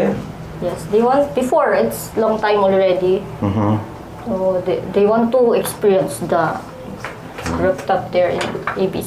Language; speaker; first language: English; non-native, learner; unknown